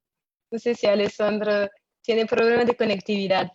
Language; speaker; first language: Spanish; non-native, fluent; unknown